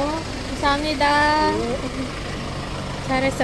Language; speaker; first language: Korean; non-native, fluent; Filipino